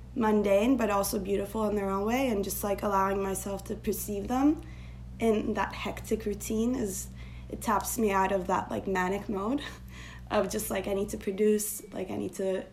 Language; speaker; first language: English; non-native, fluent; Turkish